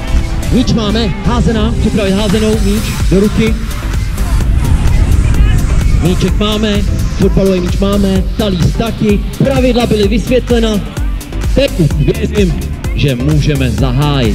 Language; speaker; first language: Czech; native; Czech